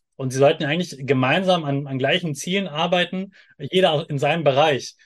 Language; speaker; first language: German; native; German